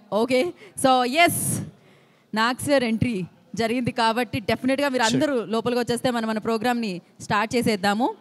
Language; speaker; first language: Telugu; native; Telugu